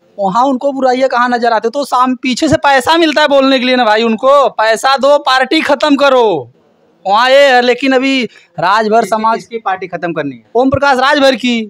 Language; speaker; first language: Hindi; native; Hindi